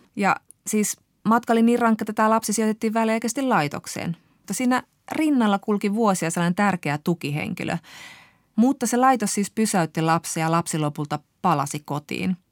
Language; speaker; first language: Finnish; native; Finnish